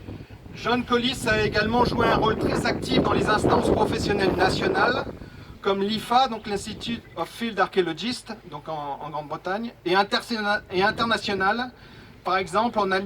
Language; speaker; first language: French; native; French